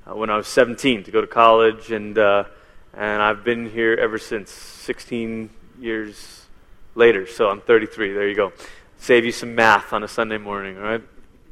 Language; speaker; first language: English; native; English